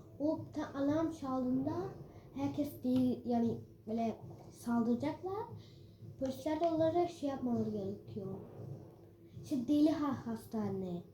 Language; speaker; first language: Turkish; early bilingual, heritage; Turkish